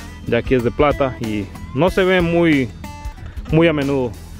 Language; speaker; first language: Spanish; native; Spanish